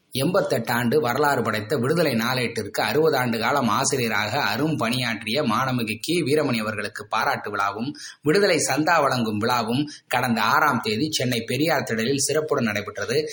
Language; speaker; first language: Tamil; native; Tamil